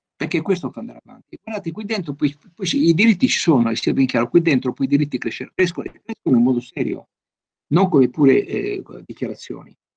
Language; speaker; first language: Italian; native; Italian